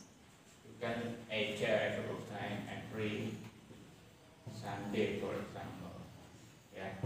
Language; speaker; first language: English; non-native, fluent; Indonesian